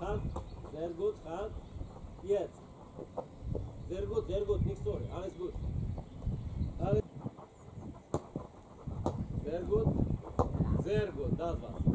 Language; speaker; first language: German; non-native, learner; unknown